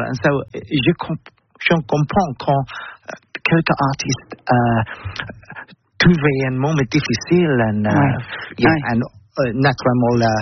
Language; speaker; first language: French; non-native, learner; English